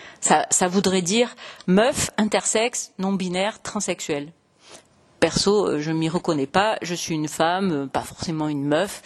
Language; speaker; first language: French; native; French